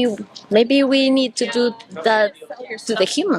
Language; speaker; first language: English; non-native, learner; Spanish